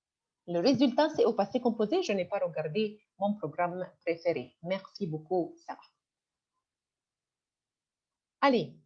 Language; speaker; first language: French; non-native, fluent; Arabic